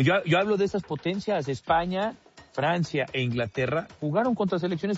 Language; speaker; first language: Spanish; native; Spanish